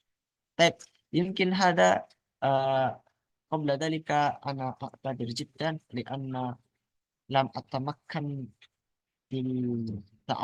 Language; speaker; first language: Arabic; non-native, fluent; Indonesian